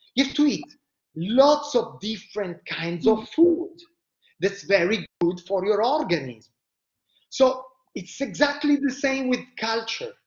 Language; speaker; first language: English; non-native, fluent; Italian